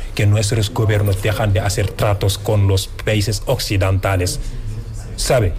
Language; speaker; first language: Spanish; non-native, fluent; Wolof